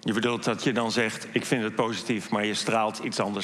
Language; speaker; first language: Dutch; native; Dutch